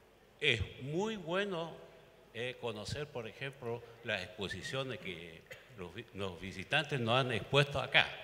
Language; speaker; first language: Spanish; non-native, local second language; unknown